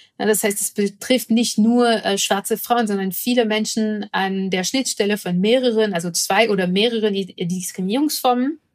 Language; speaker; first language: German; non-native, fluent; French